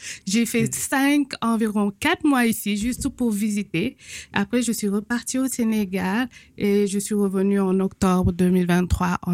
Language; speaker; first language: French; non-native, local second language; Wolof